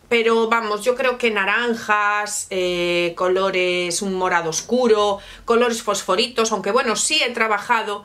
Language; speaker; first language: Spanish; native; Spanish